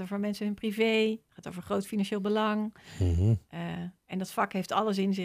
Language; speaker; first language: Dutch; native; Dutch